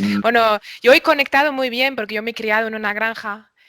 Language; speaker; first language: Spanish; non-native, fluent; German